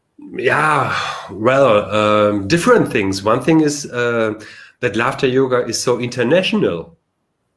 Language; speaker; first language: English; non-native, learner; German